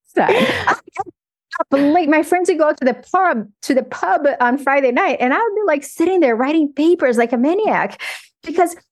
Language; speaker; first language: English; non-native, fluent; Portuguese